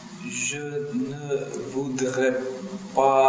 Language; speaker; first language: French; non-native, learner; Russian